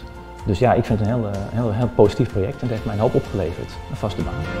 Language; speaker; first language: Dutch; native; Dutch